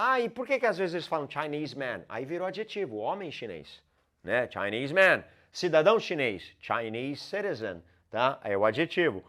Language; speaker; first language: Portuguese; non-native, fluent; English